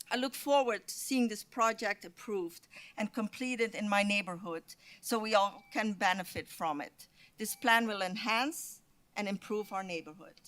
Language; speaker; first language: English; non-native, fluent; Dutch